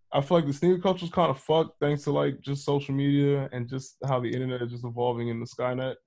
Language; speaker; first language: English; native; English